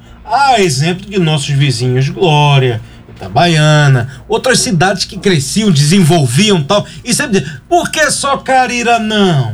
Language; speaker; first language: Portuguese; native; Portuguese